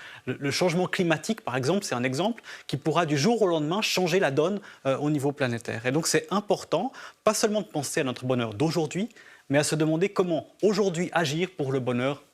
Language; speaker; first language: French; native; French